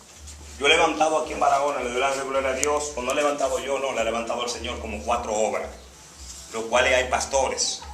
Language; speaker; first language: Spanish; native; Spanish